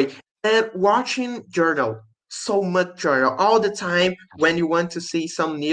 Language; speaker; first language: English; non-native, learner; Portuguese